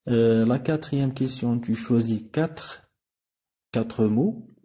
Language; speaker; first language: French; non-native, local second language; Arabic